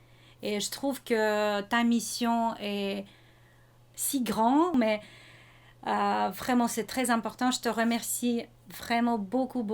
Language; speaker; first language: French; non-native, fluent; Russian